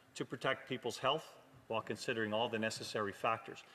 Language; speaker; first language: English; native; English